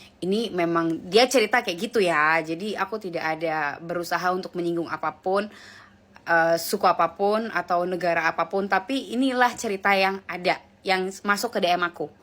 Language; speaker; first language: Indonesian; native; Indonesian